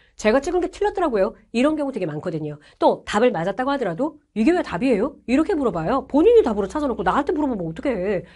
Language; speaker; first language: Korean; native; Korean